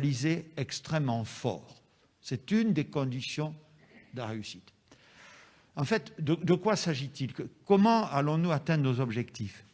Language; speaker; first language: French; native; French